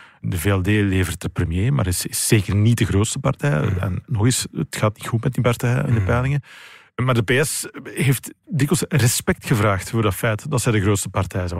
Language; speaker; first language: Dutch; native; Dutch